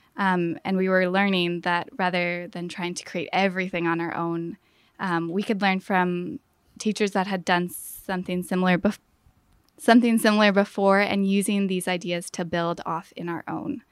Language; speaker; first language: English; native; English